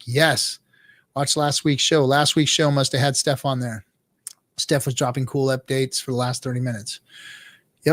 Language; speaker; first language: English; native; English